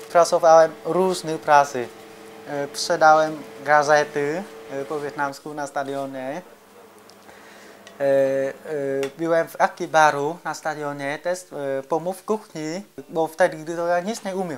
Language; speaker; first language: Polish; non-native, learner; Vietnamese